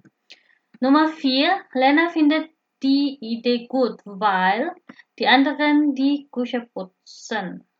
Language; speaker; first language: German; non-native, fluent; Indonesian